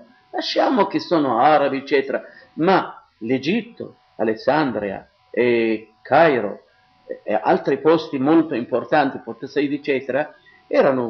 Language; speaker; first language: Italian; non-native, local second language; Arabic